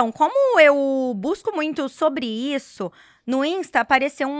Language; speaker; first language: Portuguese; native; Portuguese